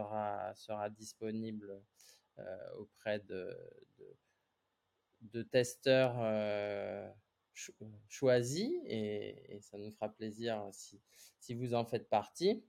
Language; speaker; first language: French; native; French